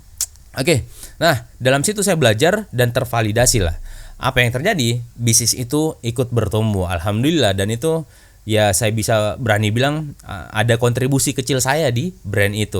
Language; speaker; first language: Indonesian; native; Indonesian